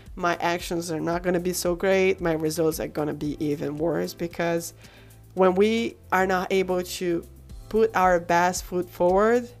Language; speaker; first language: English; non-native, fluent; Portuguese